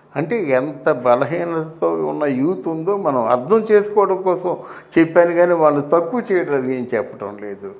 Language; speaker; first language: Telugu; native; Telugu